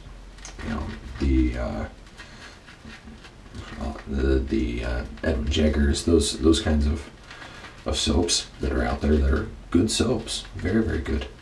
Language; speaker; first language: English; native; English